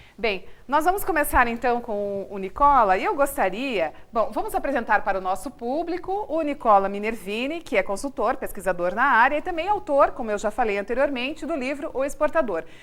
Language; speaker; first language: Portuguese; native; Portuguese